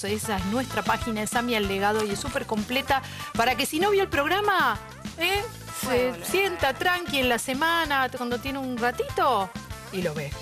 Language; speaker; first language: Spanish; native; Spanish